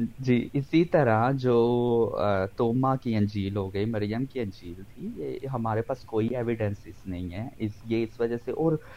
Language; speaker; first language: Urdu; non-native, local second language; Punjabi